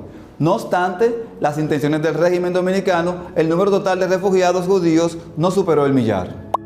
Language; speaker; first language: Spanish; native; Spanish